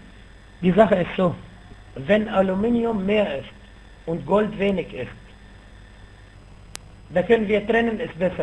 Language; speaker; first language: German; non-native, fluent; Arabic